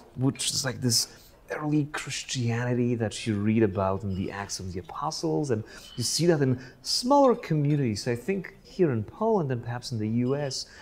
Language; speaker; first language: English; non-native, fluent; Polish